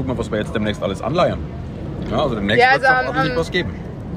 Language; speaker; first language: German; native; German